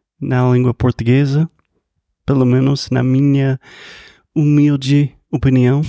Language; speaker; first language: Portuguese; non-native, fluent; English